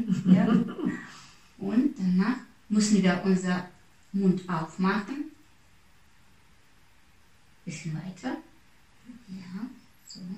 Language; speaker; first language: German; non-native, fluent; Russian